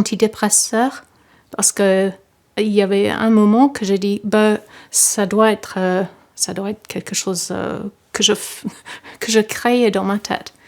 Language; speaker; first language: French; non-native, fluent; English